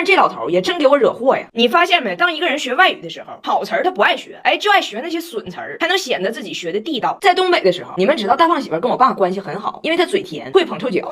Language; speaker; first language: Chinese; native; Chinese